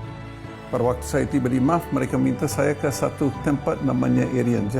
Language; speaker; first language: Indonesian; non-native, fluent; English